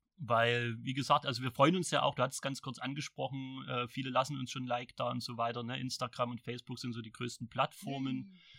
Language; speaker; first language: German; native; German